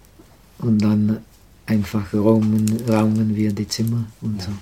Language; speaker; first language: German; non-native, fluent; Czech